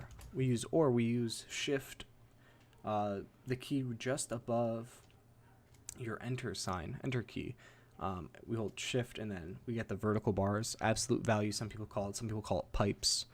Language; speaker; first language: English; native; English